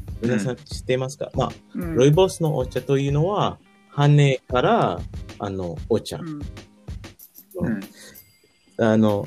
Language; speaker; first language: Japanese; non-native, learner; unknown